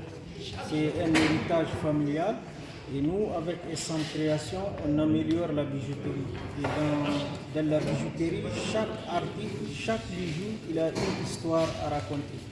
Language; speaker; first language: French; non-native, local second language; Tamasheq